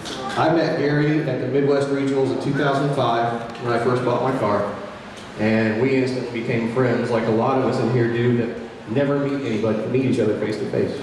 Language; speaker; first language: English; native; English